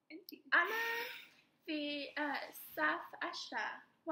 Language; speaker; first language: Arabic; non-native, learner; English